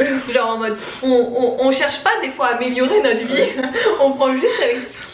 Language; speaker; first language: French; native; French